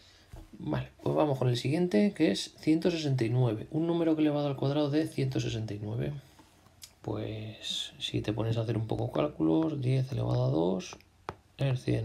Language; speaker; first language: Spanish; native; Spanish